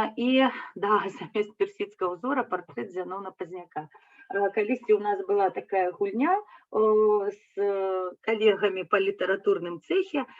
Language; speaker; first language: Belarusian; native; Belarusian